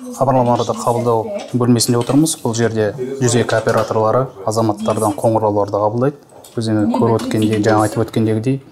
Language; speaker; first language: Kazakh; native; Kazakh